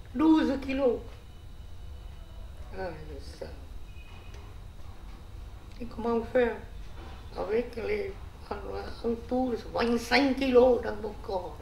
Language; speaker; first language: French; non-native, learner; Vietnamese